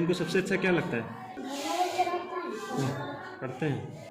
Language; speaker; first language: Hindi; native; Hindi